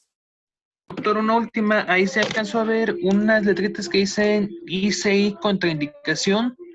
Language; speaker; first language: Spanish; native; Spanish